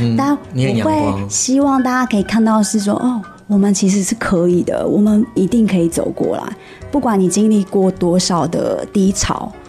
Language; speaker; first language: Chinese; native; Chinese